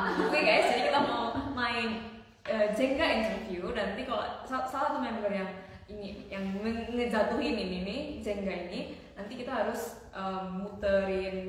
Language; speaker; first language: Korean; non-native, fluent; Indonesian